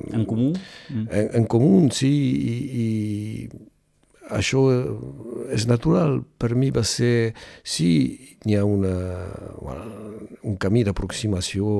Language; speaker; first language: Catalan; non-native, local second language; French